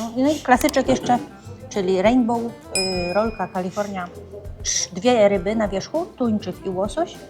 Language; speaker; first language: Polish; native; Polish